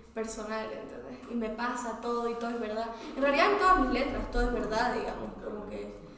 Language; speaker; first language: Spanish; native; Spanish